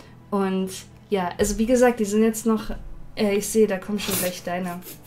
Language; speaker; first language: German; native; German